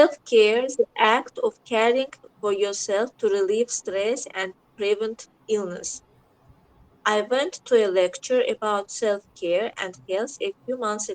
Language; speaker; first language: English; non-native, learner; Azerbaijani